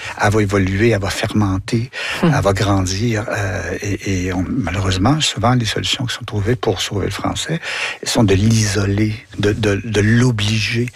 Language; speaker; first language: French; native; French